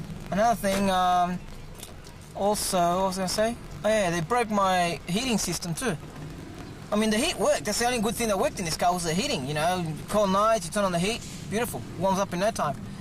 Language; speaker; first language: English; early bilingual, other home language; Spanish